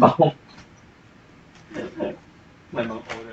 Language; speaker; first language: English; non-native, fluent; Chinese